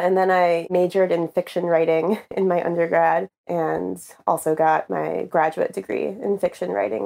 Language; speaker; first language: English; native; English